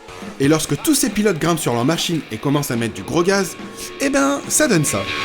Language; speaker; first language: French; native; French